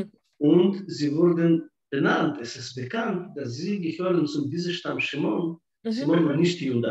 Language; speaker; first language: German; non-native, fluent; Russian